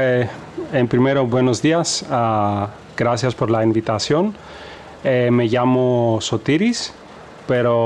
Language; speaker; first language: Spanish; non-native, fluent; Greek